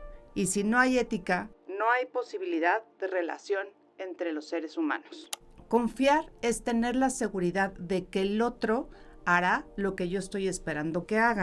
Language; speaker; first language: Spanish; native; Spanish